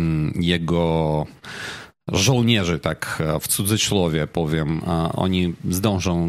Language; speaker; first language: Polish; non-native, fluent; Ukrainian